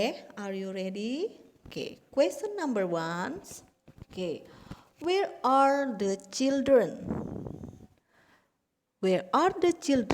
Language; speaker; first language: English; non-native, learner; Indonesian